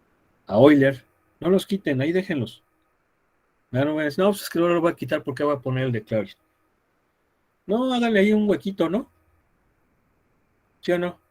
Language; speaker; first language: Spanish; native; Spanish